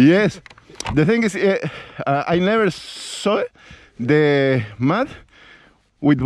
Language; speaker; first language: English; non-native, learner; Spanish